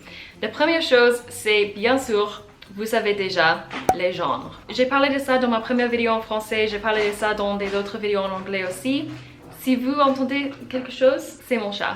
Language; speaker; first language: French; non-native, learner; English